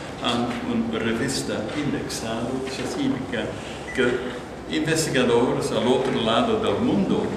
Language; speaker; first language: Spanish; non-native, fluent; Dutch